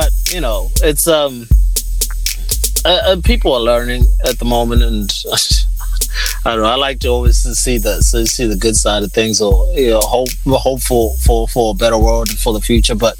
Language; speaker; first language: English; non-native, local second language; Shona